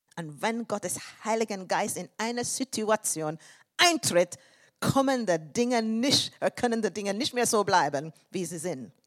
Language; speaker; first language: German; non-native, fluent; English